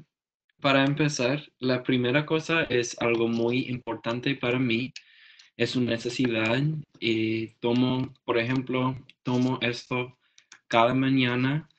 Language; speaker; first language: Spanish; non-native, learner; English